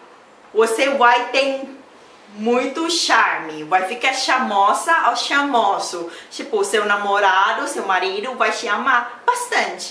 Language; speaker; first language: Portuguese; non-native, learner; Thai